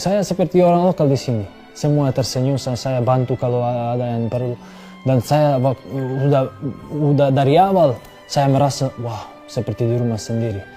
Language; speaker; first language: Indonesian; non-native, fluent; Serbian